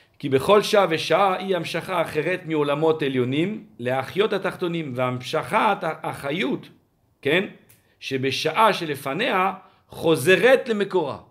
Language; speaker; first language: Hebrew; non-native, fluent; French